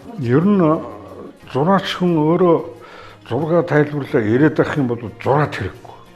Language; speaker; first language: Mongolian; native; Mongolian